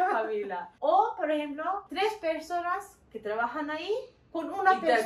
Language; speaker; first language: Spanish; non-native, learner; Turkish